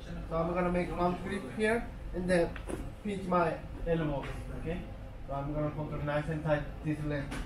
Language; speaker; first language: English; non-native, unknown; Japanese